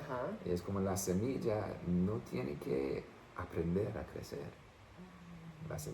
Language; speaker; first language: Spanish; non-native, fluent; English